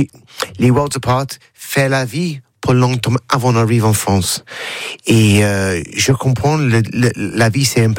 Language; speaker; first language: French; non-native, learner; English